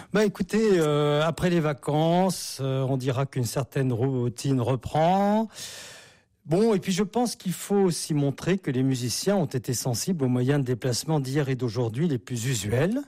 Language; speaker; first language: French; native; French